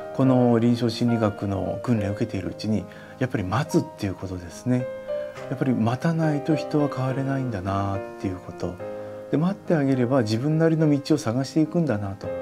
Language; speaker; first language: Japanese; native; Japanese